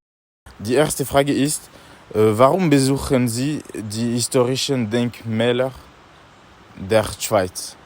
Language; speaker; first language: German; non-native, learner; French